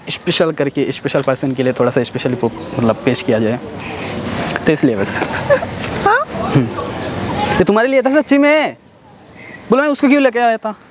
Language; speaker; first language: Hindi; non-native, local second language; Bangla